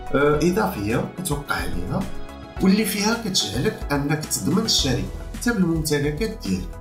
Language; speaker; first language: Arabic; native; Arabic